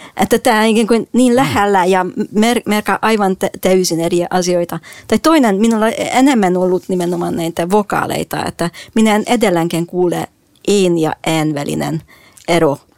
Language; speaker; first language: Finnish; non-native, fluent; Hungarian